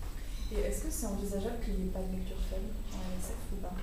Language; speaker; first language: French; native; French